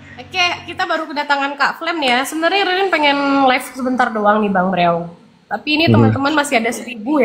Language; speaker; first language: Indonesian; native; Indonesian